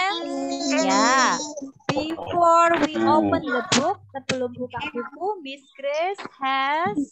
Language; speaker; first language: English; non-native, fluent; Indonesian